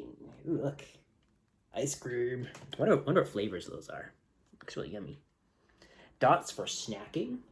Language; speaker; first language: English; native; English